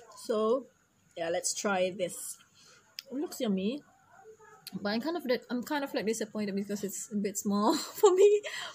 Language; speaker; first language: English; non-native, local second language; Malay